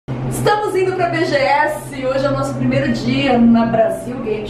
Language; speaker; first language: Portuguese; native; Portuguese